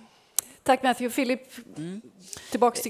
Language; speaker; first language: Swedish; native; Swedish